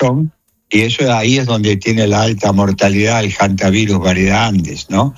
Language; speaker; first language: Spanish; native; Spanish